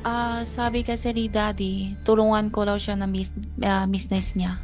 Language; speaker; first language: Filipino; non-native, learner; Chinese